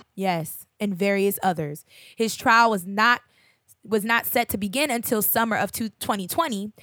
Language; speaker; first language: English; native; English